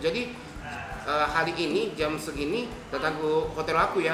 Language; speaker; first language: Indonesian; non-native, fluent; Japanese